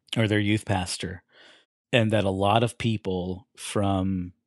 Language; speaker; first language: English; native; English